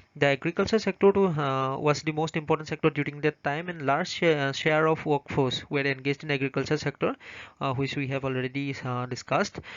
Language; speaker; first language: English; non-native, local second language; Assamese